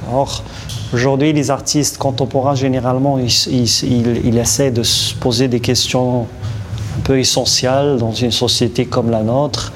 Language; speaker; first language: French; non-native, local second language; Arabic